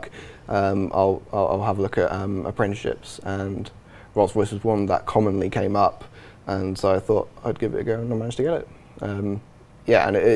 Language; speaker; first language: English; native; English